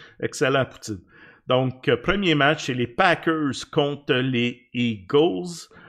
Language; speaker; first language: French; native; French